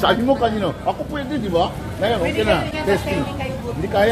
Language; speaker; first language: Filipino; non-native, learner; Korean